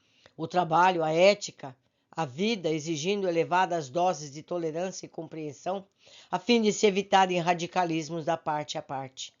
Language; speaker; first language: Portuguese; native; Portuguese